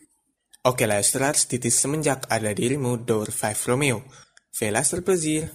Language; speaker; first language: Dutch; non-native, fluent; Indonesian